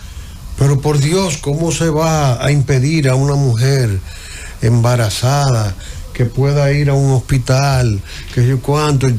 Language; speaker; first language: Spanish; native; Spanish